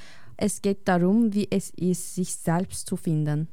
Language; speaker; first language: German; non-native, fluent; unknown